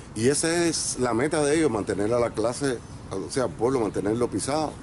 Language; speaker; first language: Spanish; native; Spanish